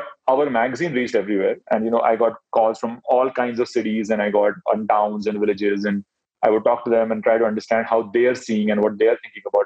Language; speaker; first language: English; non-native, local second language; Hindi